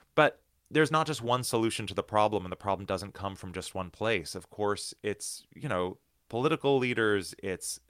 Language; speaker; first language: English; native; English